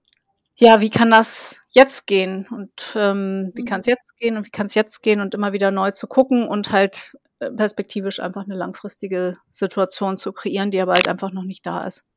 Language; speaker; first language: German; native; German